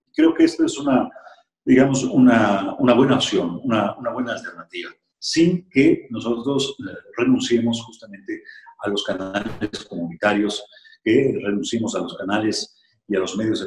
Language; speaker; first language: Spanish; native; Spanish